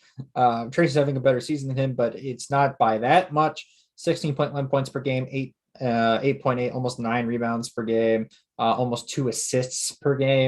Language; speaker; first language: English; native; English